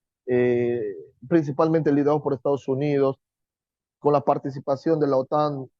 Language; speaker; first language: Spanish; native; Spanish